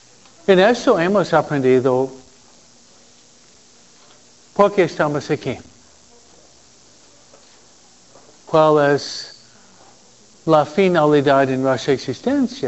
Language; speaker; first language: Spanish; non-native, fluent; English